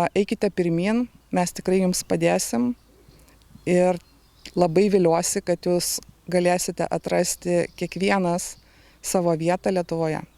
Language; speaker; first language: Lithuanian; native; Lithuanian